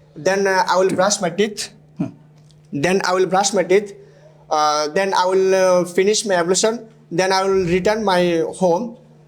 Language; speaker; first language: English; non-native, learner; Bangla